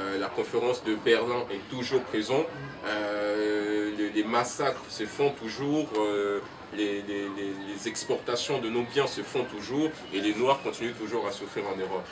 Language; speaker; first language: French; early bilingual, other home language; Lingala